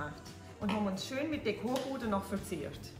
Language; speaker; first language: German; native; German